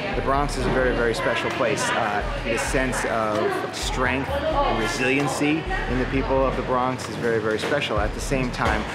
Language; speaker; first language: English; native; English